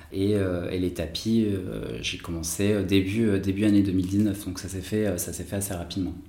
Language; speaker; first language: French; native; French